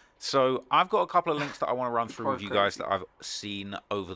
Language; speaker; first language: English; native; English